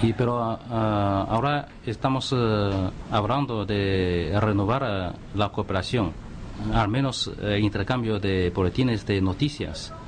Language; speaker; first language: Spanish; non-native, fluent; Chinese